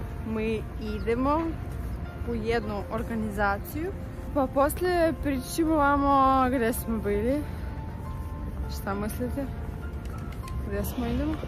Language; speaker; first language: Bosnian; non-native, learner; Russian